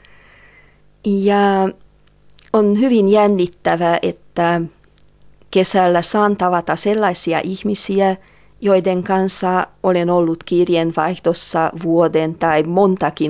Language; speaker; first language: Finnish; non-native, fluent; Hungarian